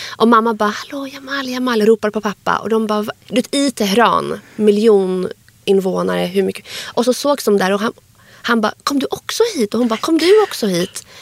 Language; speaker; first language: Swedish; early bilingual, other home language; Arabic